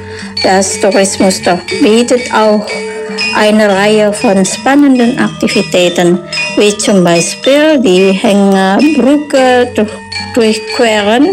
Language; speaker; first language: German; non-native, learner; Indonesian